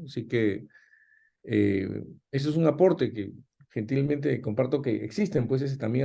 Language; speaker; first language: Spanish; native; Spanish